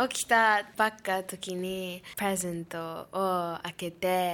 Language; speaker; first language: Japanese; early bilingual, heritage; Japanese